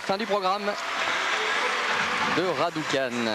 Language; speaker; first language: French; native; French